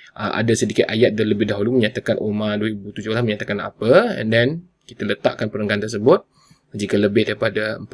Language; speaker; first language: Malay; non-native, local second language; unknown